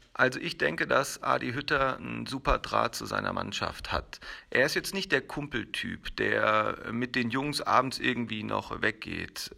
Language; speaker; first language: German; native; German